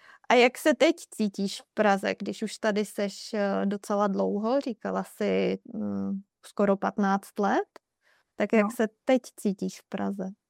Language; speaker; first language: Czech; native; Czech